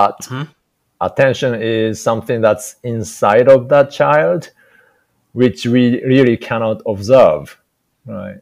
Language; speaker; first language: English; non-native, fluent; Japanese